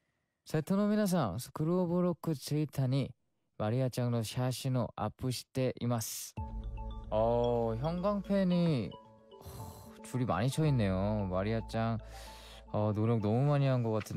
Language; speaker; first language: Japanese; non-native, learner; Korean